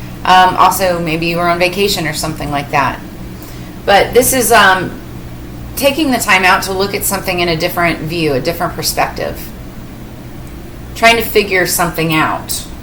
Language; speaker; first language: English; native; English